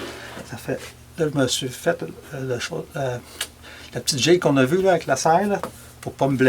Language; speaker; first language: French; native; French